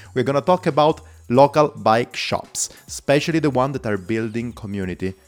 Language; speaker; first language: English; non-native, fluent; Italian